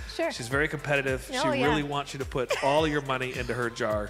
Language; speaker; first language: English; native; English